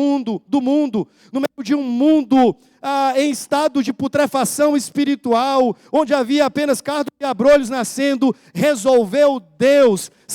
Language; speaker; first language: Portuguese; native; Portuguese